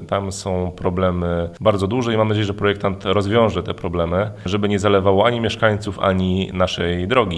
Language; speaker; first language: Polish; native; Polish